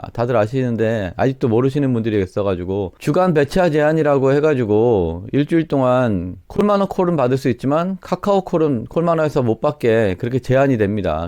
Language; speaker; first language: Korean; native; Korean